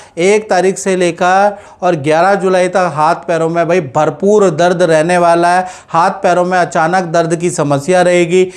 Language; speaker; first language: Hindi; non-native, local second language; Gujarati